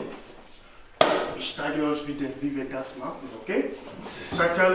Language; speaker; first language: German; non-native, fluent; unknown